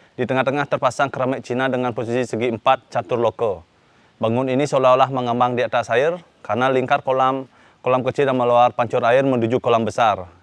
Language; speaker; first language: Indonesian; non-native, local second language; Balinese